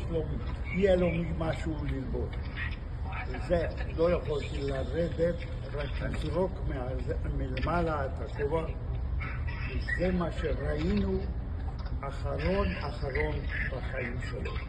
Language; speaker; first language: Hebrew; non-native, fluent; Hungarian